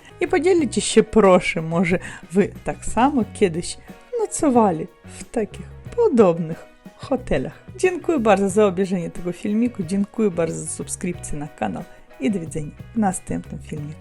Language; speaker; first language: Polish; non-native, learner; Russian